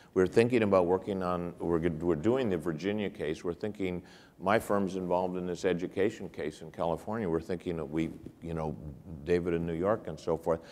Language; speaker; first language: English; native; English